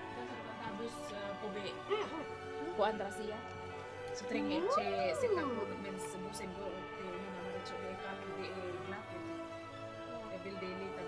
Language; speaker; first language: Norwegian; non-native, learner; Cebuano